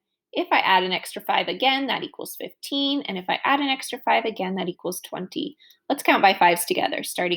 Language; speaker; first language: English; native; English